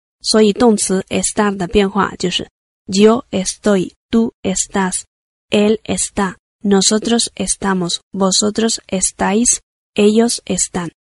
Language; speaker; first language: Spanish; non-native, fluent; Chinese